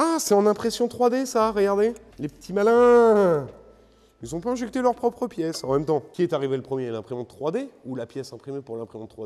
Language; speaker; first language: French; native; French